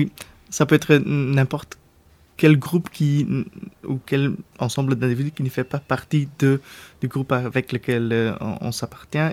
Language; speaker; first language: French; non-native, local second language; Dutch